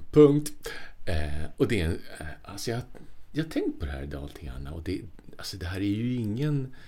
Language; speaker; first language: Swedish; native; Swedish